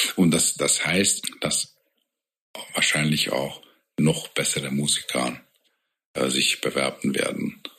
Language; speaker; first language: German; non-native, fluent; Hungarian